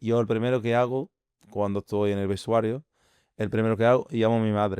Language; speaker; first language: Spanish; non-native, fluent; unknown